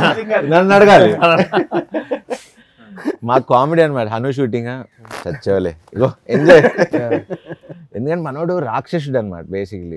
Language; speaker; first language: Telugu; native; Telugu